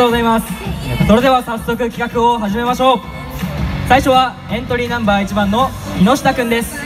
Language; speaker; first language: Japanese; native; Japanese